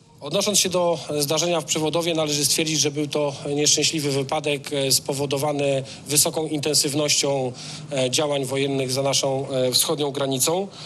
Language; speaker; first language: Polish; native; Polish